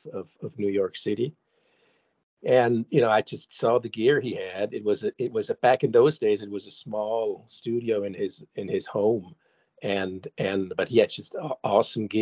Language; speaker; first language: English; non-native, fluent; German